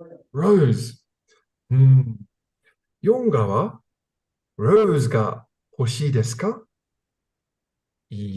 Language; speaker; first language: Japanese; non-native, learner; English